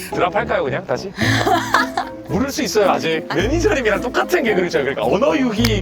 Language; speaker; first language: Korean; native; Korean